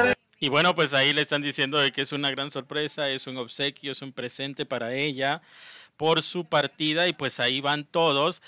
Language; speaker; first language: Spanish; native; Spanish